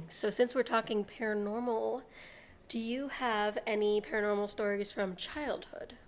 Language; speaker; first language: English; native; English